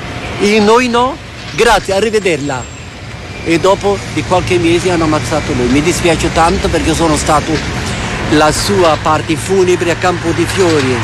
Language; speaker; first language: Italian; non-native, fluent; Portuguese